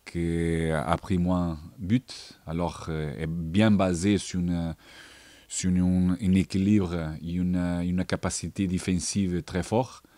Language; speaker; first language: French; non-native, fluent; Portuguese